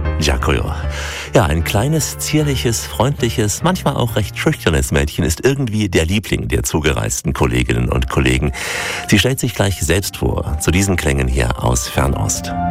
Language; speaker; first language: German; native; German